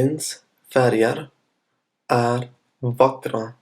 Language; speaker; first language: Swedish; non-native, fluent; Arabic